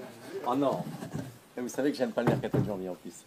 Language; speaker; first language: French; native; French